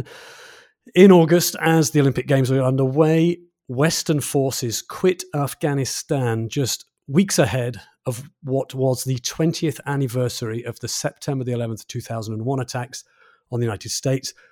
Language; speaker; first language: English; native; English